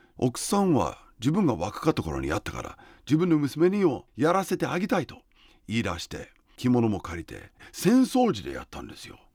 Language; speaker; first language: Japanese; non-native, fluent; English